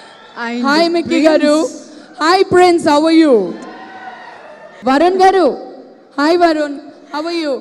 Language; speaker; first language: Telugu; native; Telugu